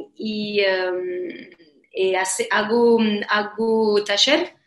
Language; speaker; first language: Spanish; non-native, learner; French